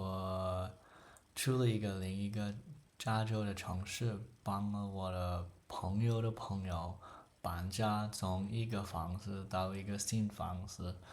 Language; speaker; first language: Chinese; non-native, learner; English